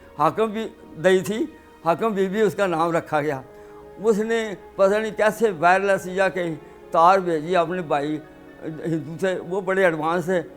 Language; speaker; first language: Urdu; non-native, local second language; Punjabi